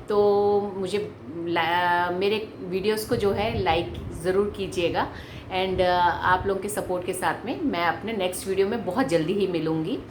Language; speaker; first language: Hindi; non-native, local second language; Malayalam